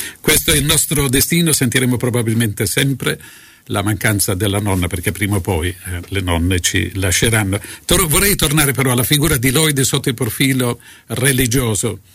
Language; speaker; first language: Italian; native; Italian